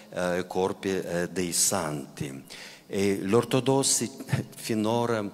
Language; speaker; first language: Italian; non-native, fluent; Russian